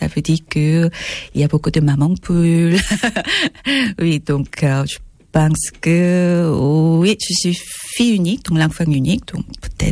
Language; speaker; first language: French; non-native, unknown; Korean